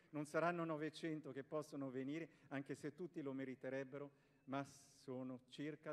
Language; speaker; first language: Italian; native; Italian